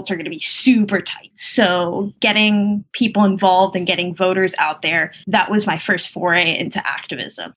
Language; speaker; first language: English; early bilingual, other home language; Spanish